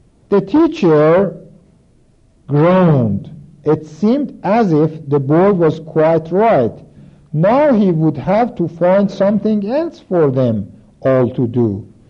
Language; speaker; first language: English; non-native, fluent; Persian